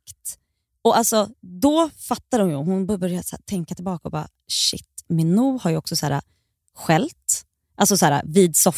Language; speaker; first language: Swedish; native; Swedish